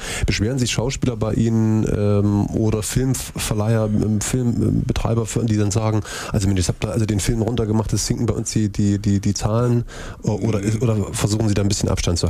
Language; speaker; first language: German; native; German